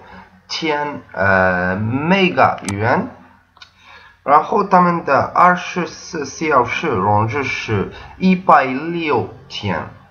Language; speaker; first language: Chinese; non-native, learner; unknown